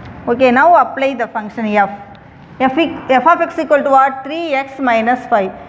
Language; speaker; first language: English; non-native, local second language; Tamil